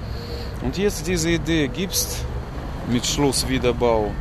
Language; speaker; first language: German; non-native, learner; Russian